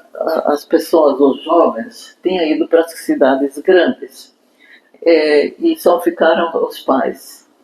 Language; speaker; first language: Portuguese; non-native, fluent; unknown